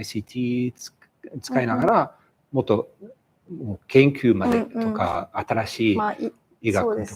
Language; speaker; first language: Japanese; non-native, fluent; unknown